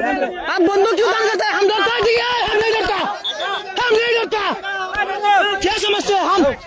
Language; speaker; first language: Hindi; non-native, learner; Bangla